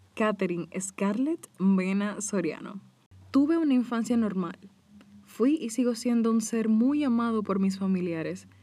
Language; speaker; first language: Spanish; native; Spanish